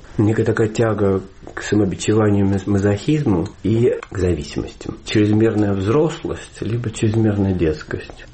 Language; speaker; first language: Russian; native; Russian